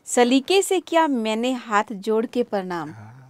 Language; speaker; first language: Hindi; native; Hindi